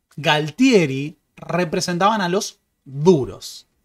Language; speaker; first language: Spanish; native; Spanish